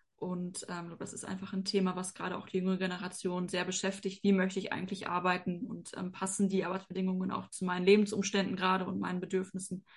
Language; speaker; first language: German; native; German